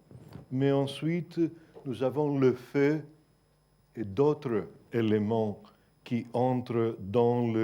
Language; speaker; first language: French; non-native, fluent; Greek